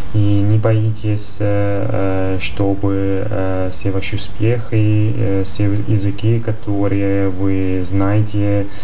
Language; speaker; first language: Russian; non-native, fluent; Italian